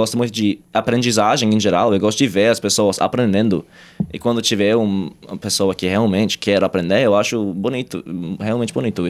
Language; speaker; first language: Portuguese; non-native, fluent; English